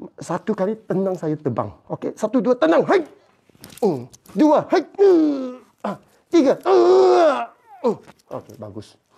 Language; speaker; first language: Malay; non-native, local second language; Chinese